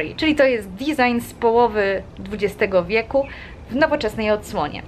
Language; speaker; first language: Polish; native; Polish